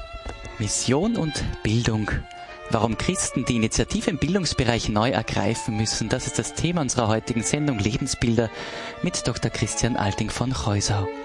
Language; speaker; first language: German; native; German